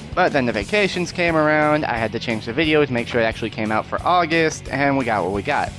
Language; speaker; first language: English; native; English